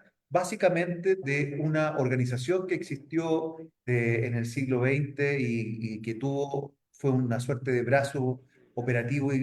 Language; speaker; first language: Spanish; native; Spanish